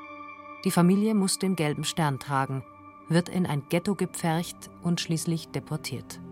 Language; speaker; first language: German; native; German